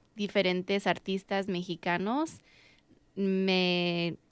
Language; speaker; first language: Spanish; early bilingual, heritage; Spanish